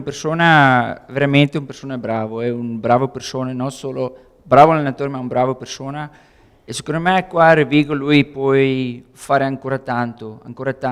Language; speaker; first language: Italian; non-native, learner; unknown